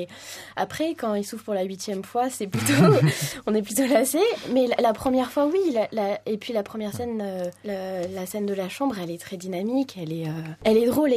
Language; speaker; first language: French; native; French